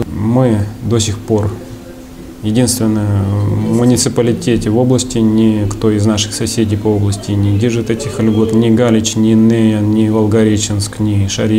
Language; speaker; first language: Russian; native; Russian